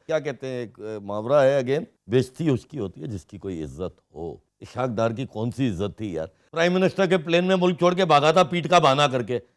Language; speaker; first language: Urdu; non-native, local second language; Sindhi